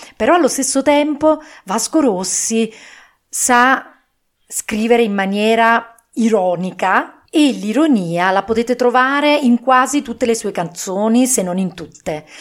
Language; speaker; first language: Italian; native; Italian